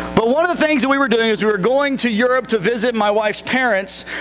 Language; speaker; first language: English; native; English